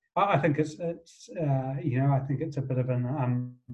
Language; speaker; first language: English; native; English